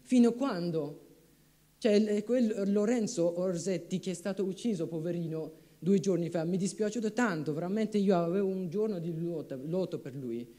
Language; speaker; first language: Italian; non-native, fluent; Kurdish